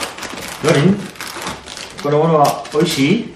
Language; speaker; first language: Japanese; non-native, fluent; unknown